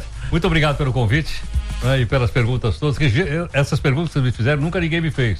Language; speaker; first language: Portuguese; native; Portuguese